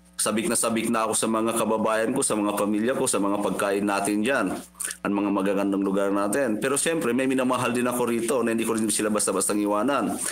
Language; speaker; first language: Filipino; non-native, local second language; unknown